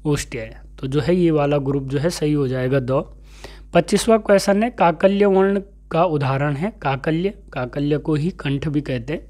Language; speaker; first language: Hindi; native; Hindi